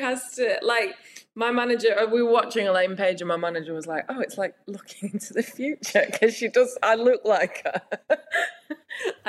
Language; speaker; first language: English; native; English